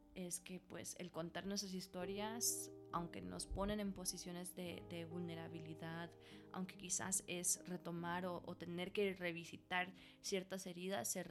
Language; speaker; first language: Spanish; early bilingual, heritage; Spanish